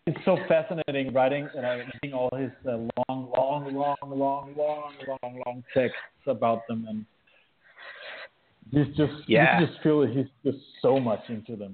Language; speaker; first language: English; non-native, fluent; Danish